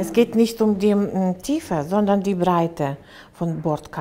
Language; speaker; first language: German; non-native, fluent; Russian